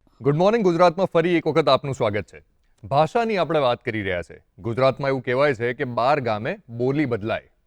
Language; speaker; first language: Gujarati; native; Gujarati